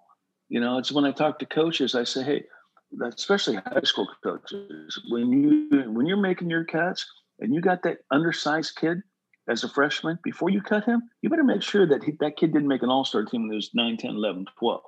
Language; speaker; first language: English; native; English